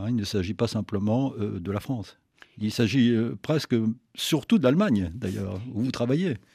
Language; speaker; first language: French; native; French